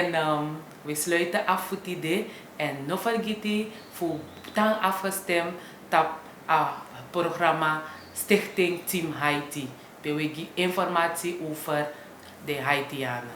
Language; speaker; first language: Dutch; non-native, learner; Haitian Creole